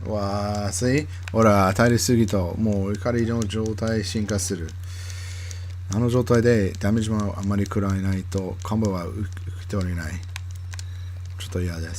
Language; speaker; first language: Japanese; non-native, learner; English